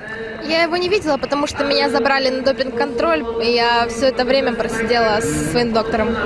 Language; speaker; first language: Polish; non-native, learner; Russian